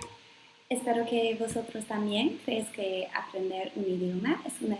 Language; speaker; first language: Spanish; non-native, fluent; English